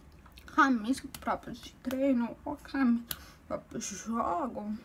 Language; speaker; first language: Portuguese; non-native, local second language; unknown